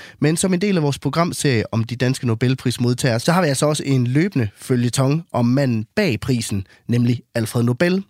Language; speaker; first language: Danish; native; Danish